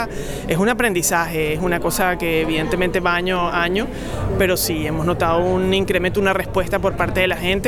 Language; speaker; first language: Spanish; native; Spanish